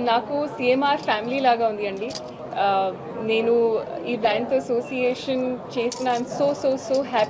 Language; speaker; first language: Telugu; non-native, learner; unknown